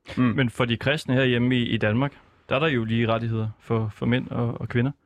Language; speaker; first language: Danish; native; Danish